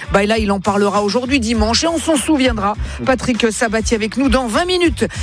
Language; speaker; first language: French; native; French